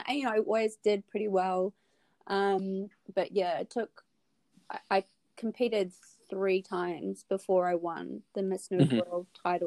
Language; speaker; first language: English; native; English